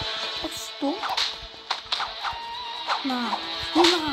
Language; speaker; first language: Russian; non-native, learner; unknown